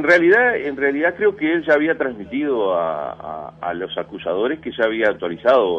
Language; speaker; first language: Spanish; native; Spanish